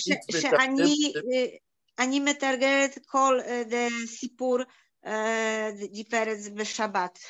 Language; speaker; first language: Hebrew; non-native, learner; Polish